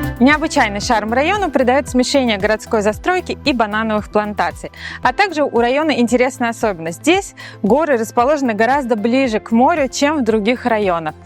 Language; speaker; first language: Russian; native; Russian